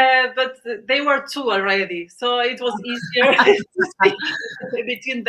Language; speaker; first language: English; non-native, learner; Spanish